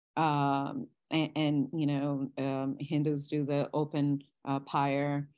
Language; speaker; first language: English; non-native, local second language; Gujarati